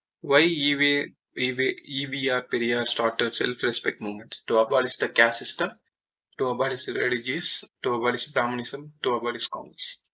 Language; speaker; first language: English; non-native, local second language; Tamil